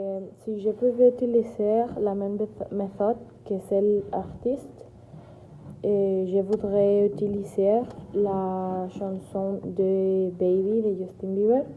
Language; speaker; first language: French; non-native, learner; Spanish